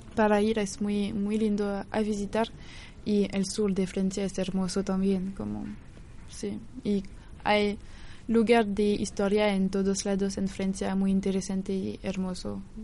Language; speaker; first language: Spanish; non-native, learner; French